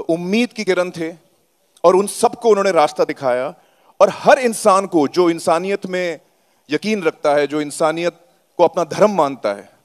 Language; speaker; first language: Hindi; native; Hindi